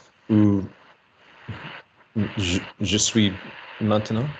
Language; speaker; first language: French; non-native, learner; English